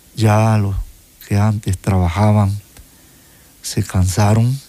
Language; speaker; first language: Spanish; native; Spanish